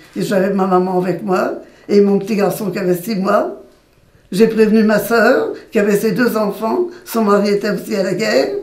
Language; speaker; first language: French; native; French